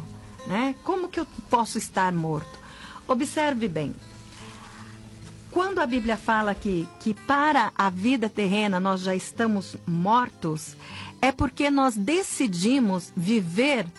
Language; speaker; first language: Portuguese; native; Portuguese